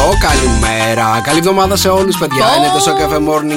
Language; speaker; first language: Greek; native; Greek